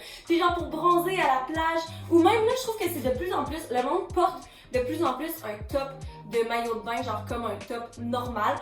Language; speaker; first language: French; native; French